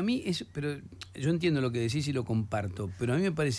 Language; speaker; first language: Spanish; native; Spanish